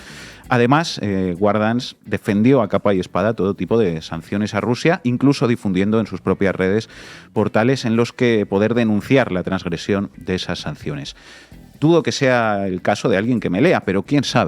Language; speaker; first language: Spanish; native; Spanish